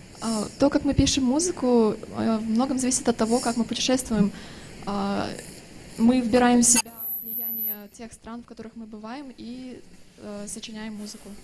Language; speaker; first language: Russian; native; Russian